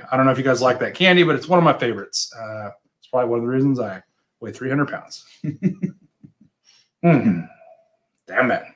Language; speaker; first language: English; native; English